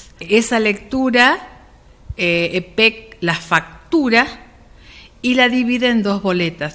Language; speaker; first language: Spanish; native; Spanish